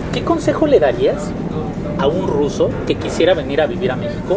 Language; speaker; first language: Spanish; native; Spanish